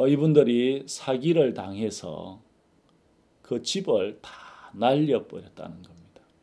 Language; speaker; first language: Korean; native; Korean